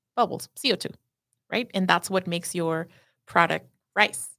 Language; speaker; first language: English; non-native, fluent; Spanish